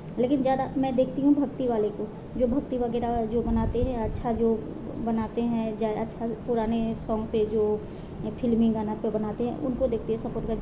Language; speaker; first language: Hindi; native; Hindi